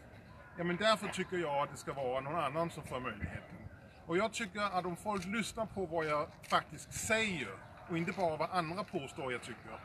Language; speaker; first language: Swedish; early bilingual, heritage; Danish